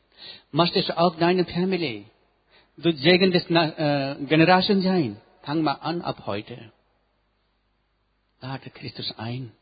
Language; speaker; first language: German; non-native, learner; Nepali